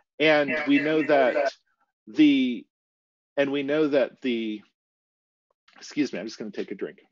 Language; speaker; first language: English; native; English